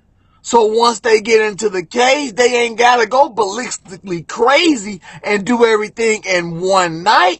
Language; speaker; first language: English; native; English